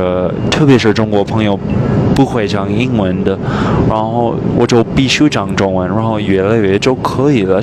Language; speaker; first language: Chinese; non-native, fluent; English